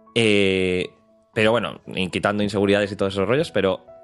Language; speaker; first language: Spanish; native; Spanish